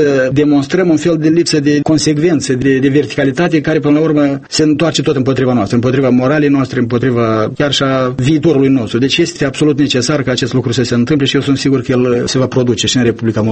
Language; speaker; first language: Romanian; native; Romanian